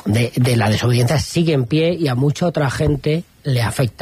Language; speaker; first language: Spanish; native; Spanish